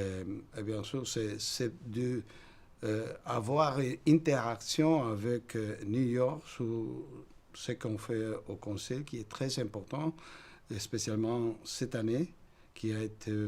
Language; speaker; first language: French; non-native, fluent; Spanish